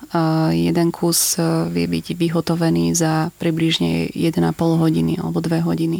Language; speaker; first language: Slovak; native; Slovak